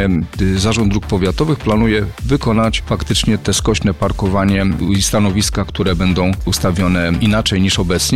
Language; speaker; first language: Polish; native; Polish